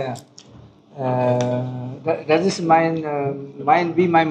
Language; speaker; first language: German; non-native, learner; Tamil